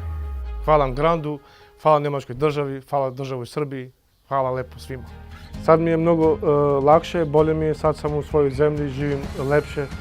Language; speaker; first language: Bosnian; non-native, local second language; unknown